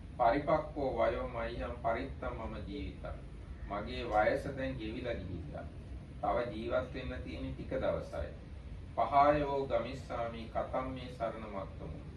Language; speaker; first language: Sinhala; native; Sinhala